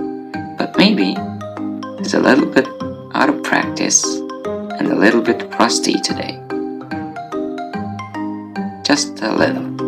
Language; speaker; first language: English; non-native, fluent; Turkish